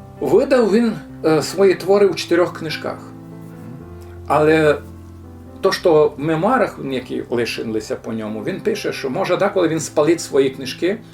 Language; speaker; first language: Ukrainian; native; Ukrainian